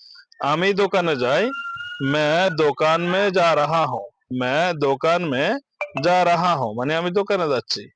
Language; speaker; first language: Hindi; non-native, learner; Bangla